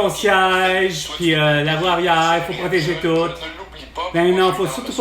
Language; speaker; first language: French; native; French